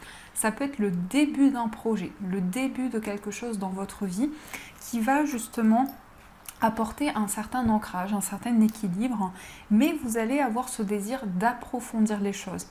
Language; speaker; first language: French; native; French